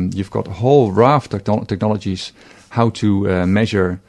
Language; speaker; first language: English; non-native, fluent; Dutch